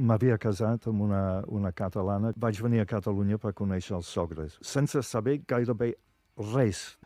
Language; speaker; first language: Catalan; non-native, fluent; English